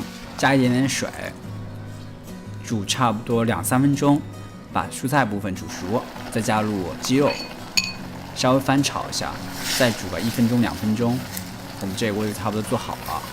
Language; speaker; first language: Chinese; native; Chinese